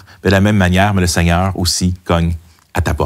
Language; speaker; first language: French; native; French